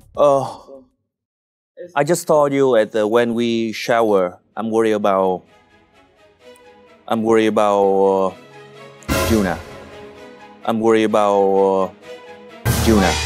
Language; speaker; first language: English; non-native, learner; Vietnamese